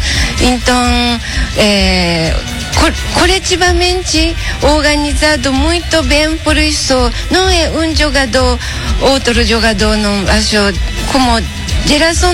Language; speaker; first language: Portuguese; non-native, learner; Japanese